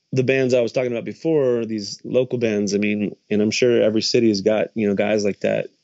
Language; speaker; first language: English; native; English